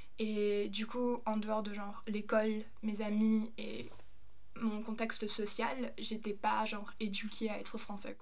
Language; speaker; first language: French; early bilingual, other home language; German